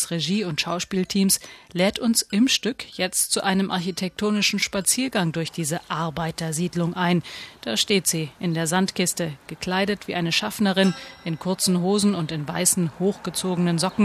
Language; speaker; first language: German; native; German